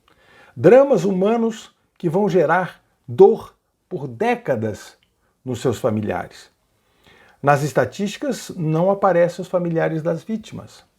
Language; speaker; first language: Portuguese; native; Portuguese